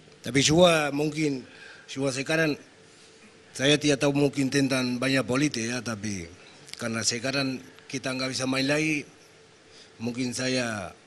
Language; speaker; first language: Indonesian; non-native, fluent; Spanish